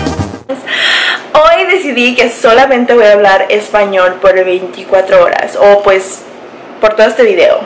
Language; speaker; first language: Spanish; early bilingual, heritage; Spanish